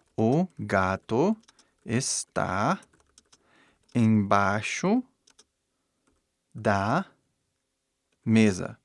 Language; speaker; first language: Portuguese; non-native, fluent; English